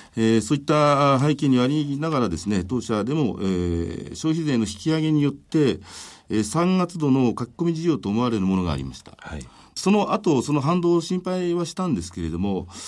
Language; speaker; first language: Japanese; native; Japanese